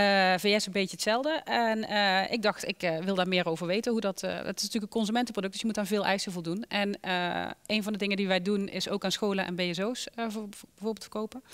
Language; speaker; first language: Dutch; native; Dutch